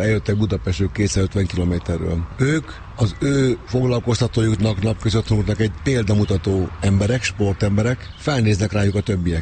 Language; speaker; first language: Hungarian; native; Hungarian